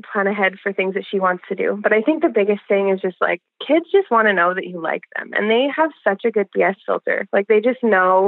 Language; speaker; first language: English; native; English